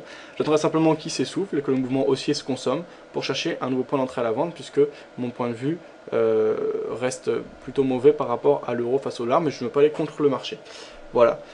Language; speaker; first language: French; native; French